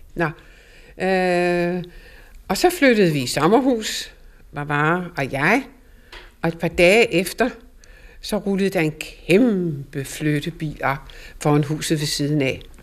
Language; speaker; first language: Danish; native; Danish